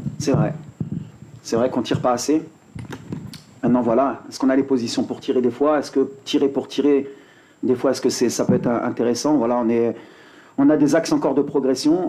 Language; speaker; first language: French; native; French